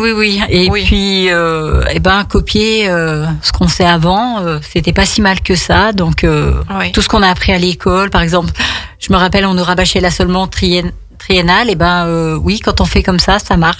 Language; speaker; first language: French; native; French